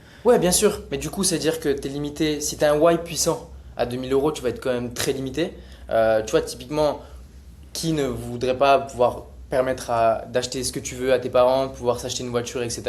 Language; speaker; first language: French; native; French